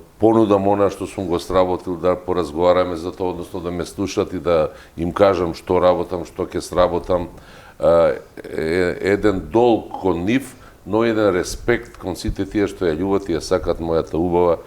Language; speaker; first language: Macedonian; native; Macedonian